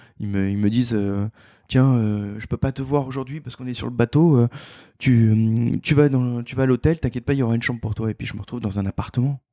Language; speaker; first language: French; native; French